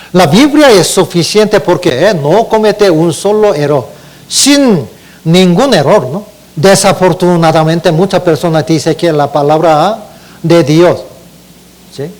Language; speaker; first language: Spanish; non-native, learner; Korean